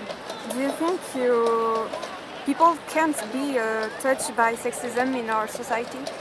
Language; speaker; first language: English; non-native, learner; French